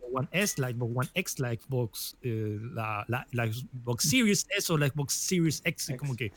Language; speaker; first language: Spanish; early bilingual, other home language; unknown